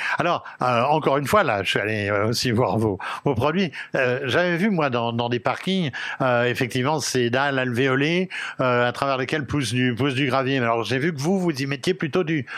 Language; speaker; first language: French; native; French